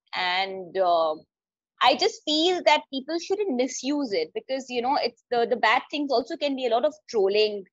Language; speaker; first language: English; non-native, local second language; Hindi